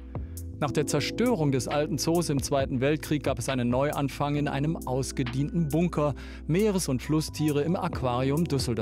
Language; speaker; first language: German; native; German